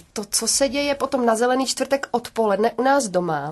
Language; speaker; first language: Czech; native; Czech